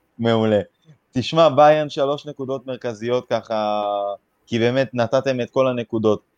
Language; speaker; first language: Hebrew; native; Hebrew